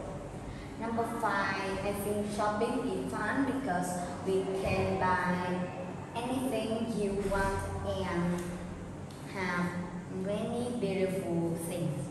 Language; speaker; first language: English; non-native, learner; Vietnamese